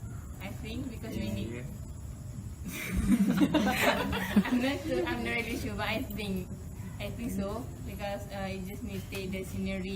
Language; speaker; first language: English; non-native, local second language; Malay